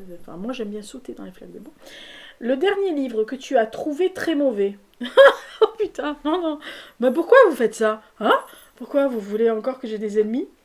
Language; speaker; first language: French; native; French